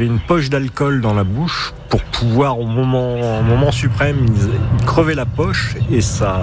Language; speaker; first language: French; native; French